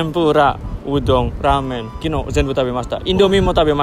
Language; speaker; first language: Japanese; non-native, learner; Indonesian